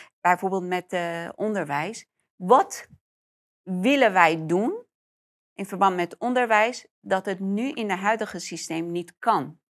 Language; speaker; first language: Dutch; non-native, fluent; Persian